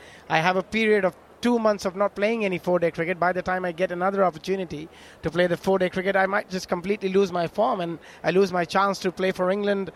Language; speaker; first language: English; non-native, local second language; Bangla